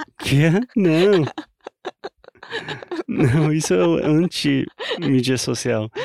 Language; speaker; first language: Portuguese; non-native, learner; English